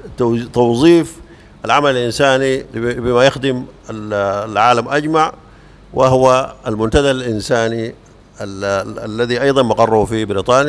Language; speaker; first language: Arabic; native; Arabic